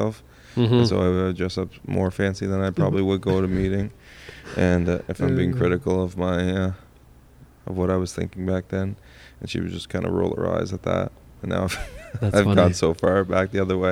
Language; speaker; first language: English; native; English